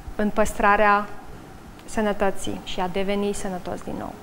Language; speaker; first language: Romanian; native; Romanian